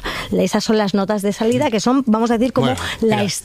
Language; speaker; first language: Spanish; native; Spanish